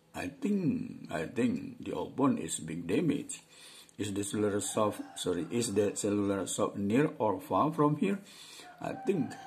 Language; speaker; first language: English; non-native, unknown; Indonesian